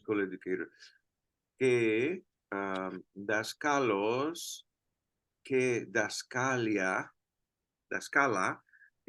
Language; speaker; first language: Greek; non-native, learner; Spanish